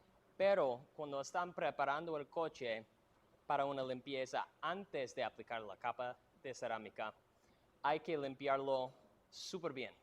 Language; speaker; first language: Spanish; non-native, fluent; English